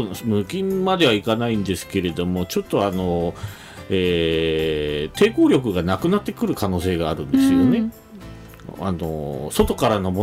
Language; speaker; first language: Japanese; native; Japanese